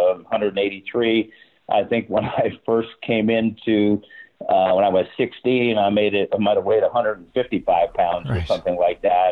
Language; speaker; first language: English; native; English